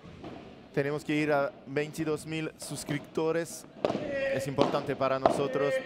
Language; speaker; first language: Spanish; non-native, learner; French